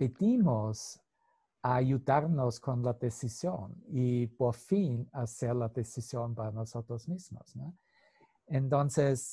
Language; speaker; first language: Spanish; non-native, fluent; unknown